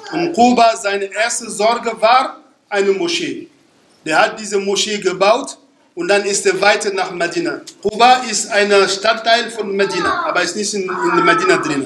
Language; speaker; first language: German; non-native, fluent; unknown